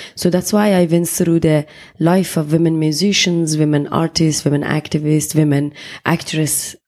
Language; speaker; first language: English; non-native, fluent; Persian